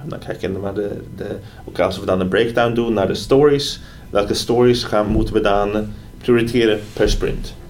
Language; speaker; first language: Dutch; non-native, fluent; Swedish